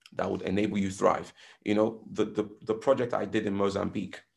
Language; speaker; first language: English; non-native, local second language; Yoruba